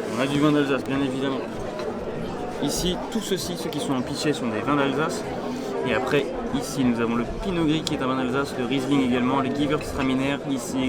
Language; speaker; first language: French; native; French